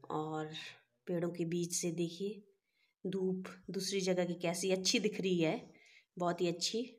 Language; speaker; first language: Hindi; native; Hindi